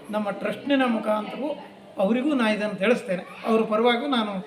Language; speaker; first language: Kannada; native; Kannada